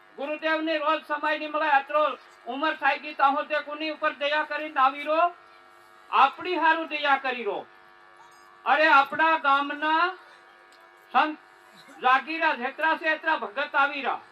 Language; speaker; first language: Gujarati; non-native, local second language; Bhili